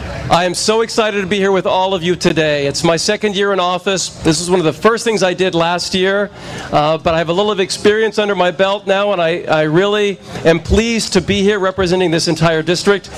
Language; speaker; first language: English; native; English